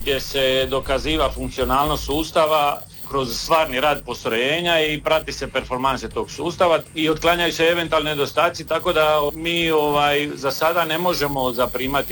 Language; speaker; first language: Serbian; native; Serbian